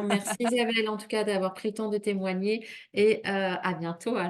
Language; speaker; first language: French; native; French